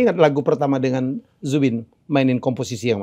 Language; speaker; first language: Indonesian; native; Indonesian